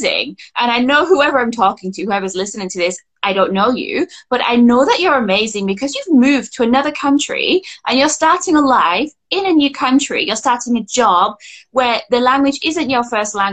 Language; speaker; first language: English; native; English